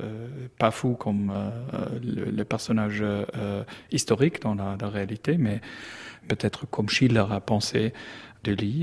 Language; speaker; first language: French; non-native, learner; German